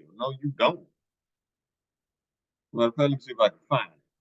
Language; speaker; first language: English; native; English